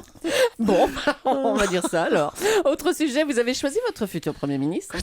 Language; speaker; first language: French; native; French